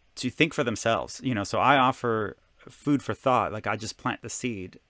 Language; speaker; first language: English; non-native, fluent; Hebrew